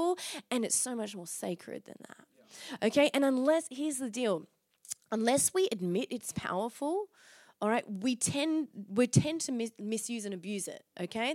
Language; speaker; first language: English; native; English